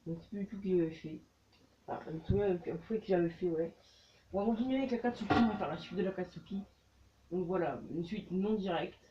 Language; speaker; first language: French; native; French